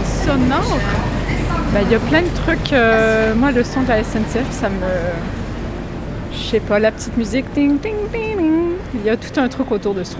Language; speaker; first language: French; non-native, fluent; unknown